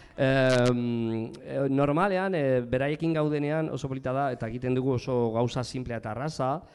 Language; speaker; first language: Basque; non-native, local second language; Spanish